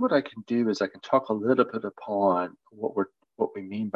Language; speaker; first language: English; native; English